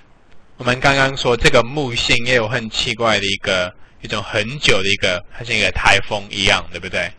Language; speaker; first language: Chinese; non-native, fluent; English